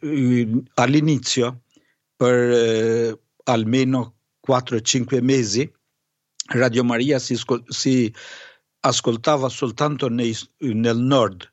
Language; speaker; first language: Italian; non-native, fluent; Albanian